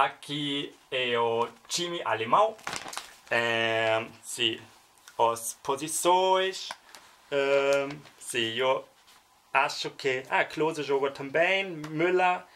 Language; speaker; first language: Portuguese; non-native, learner; German